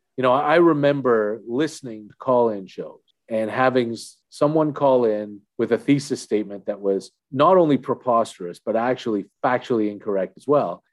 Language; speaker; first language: English; native; English